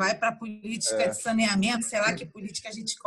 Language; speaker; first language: Portuguese; native; Portuguese